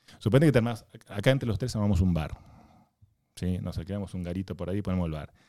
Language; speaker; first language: Spanish; native; Spanish